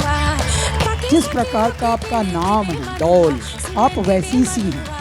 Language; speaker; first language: Hindi; native; Hindi